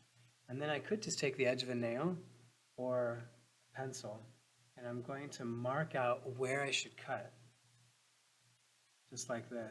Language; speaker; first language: English; native; English